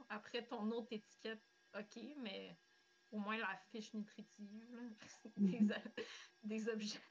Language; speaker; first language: French; native; French